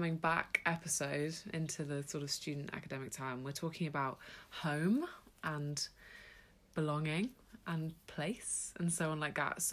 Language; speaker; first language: English; native; English